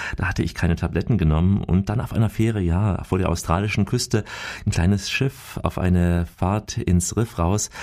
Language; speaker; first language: German; native; German